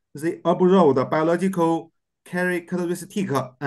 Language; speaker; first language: English; non-native, learner; Chinese